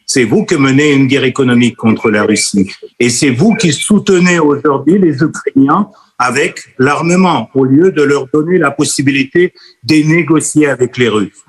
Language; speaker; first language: French; non-native, fluent; Russian